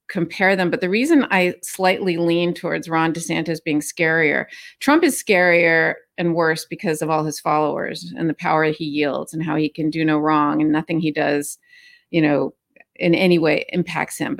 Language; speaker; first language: English; native; English